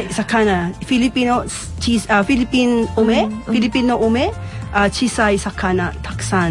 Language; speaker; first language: Japanese; non-native, learner; Filipino